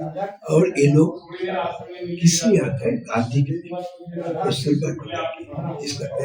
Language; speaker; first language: Hindi; non-native, local second language; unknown